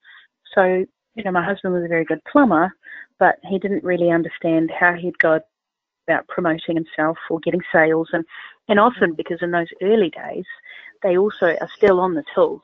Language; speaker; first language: English; native; English